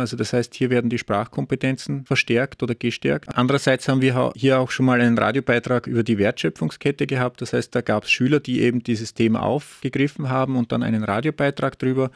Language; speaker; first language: German; native; German